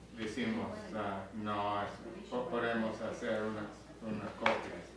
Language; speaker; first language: Spanish; non-native, learner; English